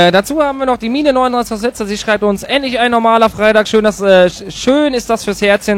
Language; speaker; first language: German; native; German